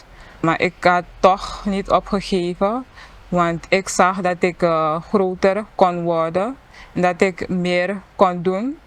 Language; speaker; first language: Dutch; non-native, local second language; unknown